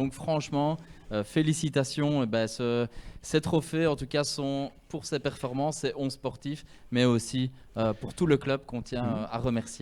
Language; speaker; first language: French; native; French